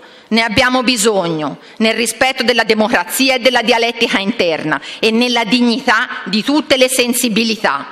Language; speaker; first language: Italian; native; Italian